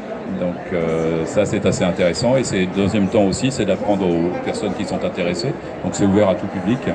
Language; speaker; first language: French; native; French